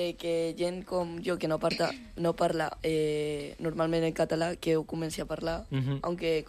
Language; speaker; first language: Catalan; non-native, local second language; Spanish